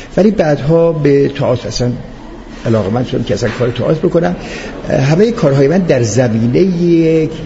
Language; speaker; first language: Persian; native; Persian